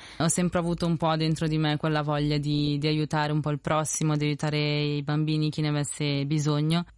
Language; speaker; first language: Italian; early bilingual, other home language; Spanish